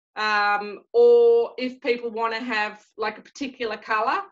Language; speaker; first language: English; native; English